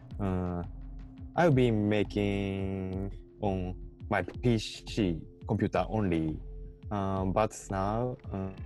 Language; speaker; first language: English; non-native, learner; Japanese